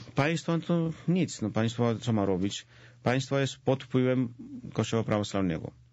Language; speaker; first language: Polish; non-native, fluent; Georgian